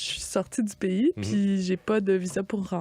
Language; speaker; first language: French; native; French